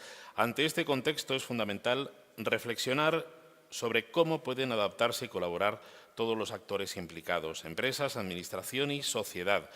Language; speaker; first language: Spanish; native; Spanish